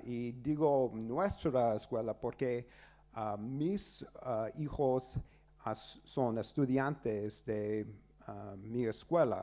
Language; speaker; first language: Spanish; non-native, learner; English